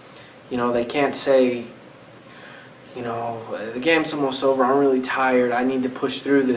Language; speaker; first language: English; native; English